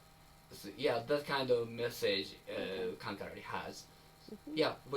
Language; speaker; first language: English; non-native, learner; Japanese